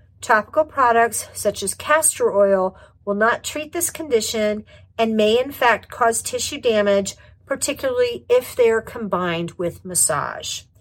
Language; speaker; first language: English; native; English